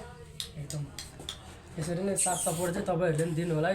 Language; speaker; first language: Nepali; native; Nepali